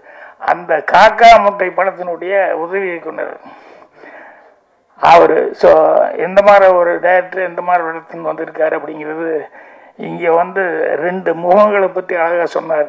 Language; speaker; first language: Tamil; native; Tamil